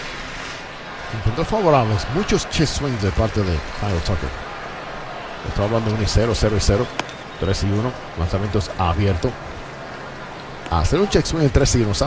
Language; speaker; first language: Spanish; native; Spanish